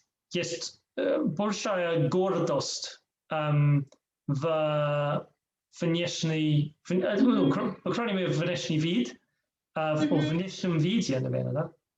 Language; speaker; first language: Russian; non-native, learner; English